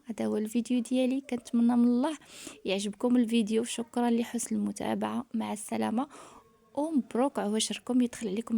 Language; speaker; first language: Arabic; native; Arabic